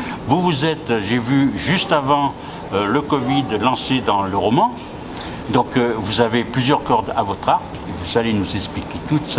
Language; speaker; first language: French; native; French